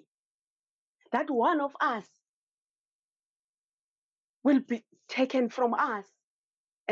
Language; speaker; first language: English; non-native, local second language; Xhosa